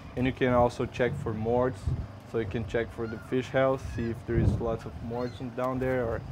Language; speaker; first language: English; non-native, fluent; Portuguese